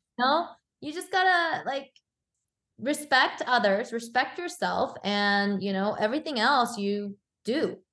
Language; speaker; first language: English; early bilingual, other home language; Korean